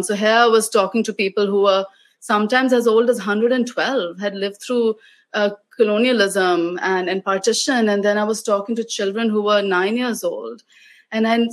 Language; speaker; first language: English; non-native, local second language; Urdu